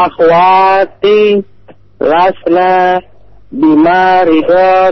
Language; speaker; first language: Arabic; non-native, learner; Indonesian